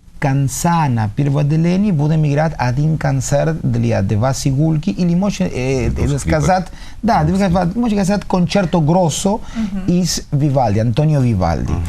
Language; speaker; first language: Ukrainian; non-native, learner; Spanish